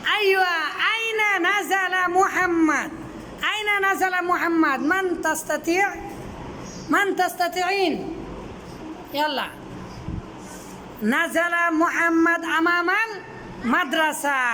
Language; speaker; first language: Arabic; non-native, fluent; Bangla